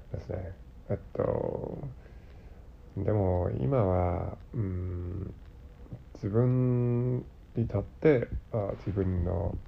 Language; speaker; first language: Japanese; non-native, learner; Cantonese